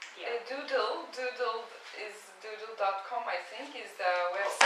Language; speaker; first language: English; non-native, fluent; Turkish